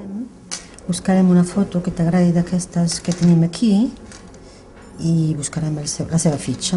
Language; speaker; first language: Catalan; non-native, fluent; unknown